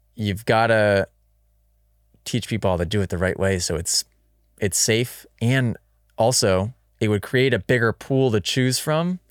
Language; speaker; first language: English; native; English